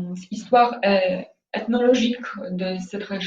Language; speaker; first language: French; non-native, fluent; Polish